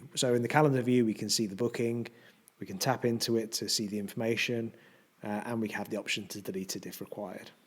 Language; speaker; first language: English; native; English